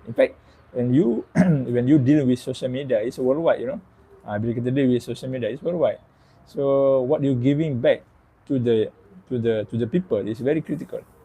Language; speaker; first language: English; non-native, local second language; Malay